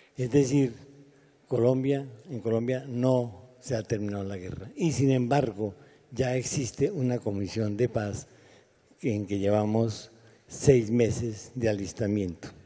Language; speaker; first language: Spanish; native; Spanish